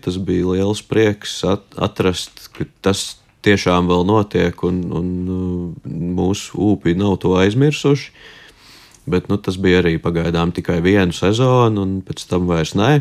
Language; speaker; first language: Latvian; native; Latvian